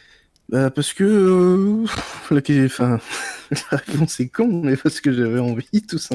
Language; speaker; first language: French; native; French